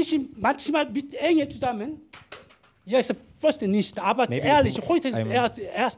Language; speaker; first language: German; non-native, learner; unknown